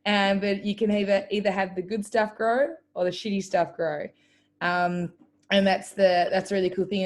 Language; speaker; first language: English; native; English